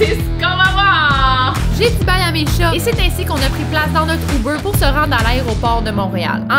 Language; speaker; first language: French; native; French